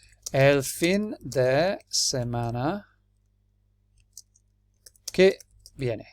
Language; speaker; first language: Spanish; non-native, fluent; English